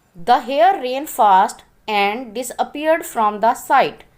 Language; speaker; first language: English; non-native, local second language; Urdu